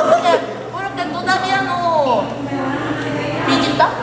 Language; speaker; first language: Spanish; non-native, learner; Korean